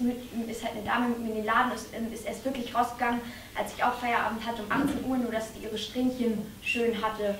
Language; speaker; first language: German; native; German